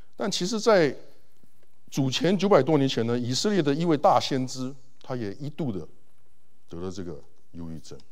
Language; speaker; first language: Chinese; early bilingual, heritage; Chinese